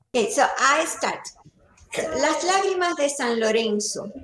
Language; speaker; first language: English; non-native, fluent; Spanish